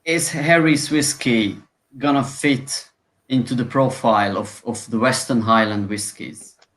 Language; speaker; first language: English; non-native, fluent; Hungarian